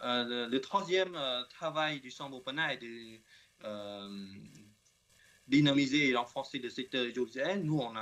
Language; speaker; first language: French; non-native, learner; Khmer